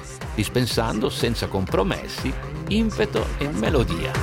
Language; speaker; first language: Italian; native; Italian